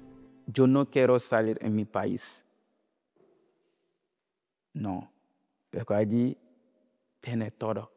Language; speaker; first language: Spanish; non-native, learner; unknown